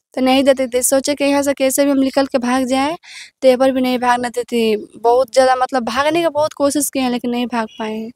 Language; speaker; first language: Hindi; native; Hindi